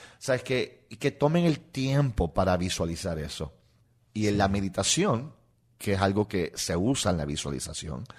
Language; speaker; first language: Spanish; non-native, local second language; English